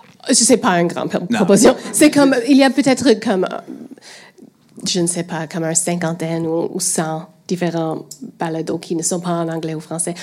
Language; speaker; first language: French; non-native, fluent; English